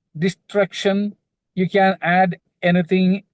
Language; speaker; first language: English; non-native, local second language; Malayalam